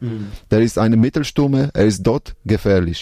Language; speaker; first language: German; non-native, learner; Polish